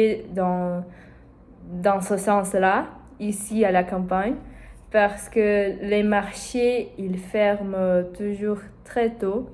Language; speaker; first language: French; non-native, learner; Portuguese